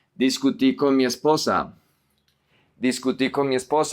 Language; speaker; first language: Spanish; non-native, fluent; English